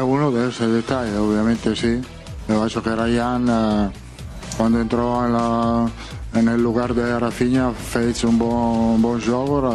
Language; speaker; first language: Portuguese; non-native, fluent; Italian